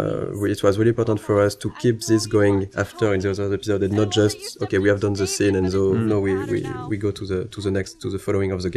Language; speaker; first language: English; non-native, fluent; French